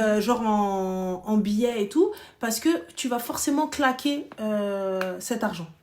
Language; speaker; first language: French; early bilingual, other home language; Arabic